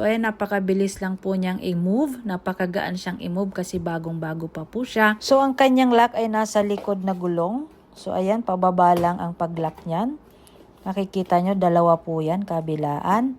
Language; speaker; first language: Filipino; native; Filipino